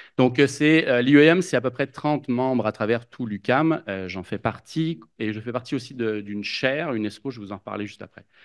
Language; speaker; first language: French; native; French